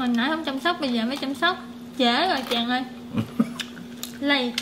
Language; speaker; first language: Vietnamese; native; Vietnamese